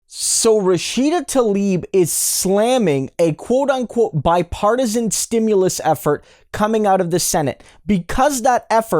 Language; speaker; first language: English; native; English